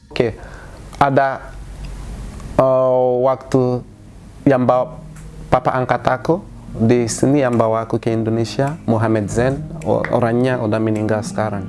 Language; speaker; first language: Indonesian; non-native, fluent; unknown